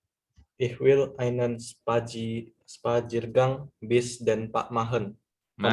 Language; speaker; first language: German; non-native, learner; Indonesian